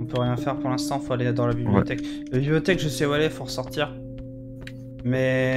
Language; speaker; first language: French; native; French